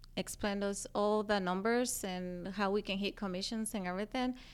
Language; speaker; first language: English; non-native, fluent; Spanish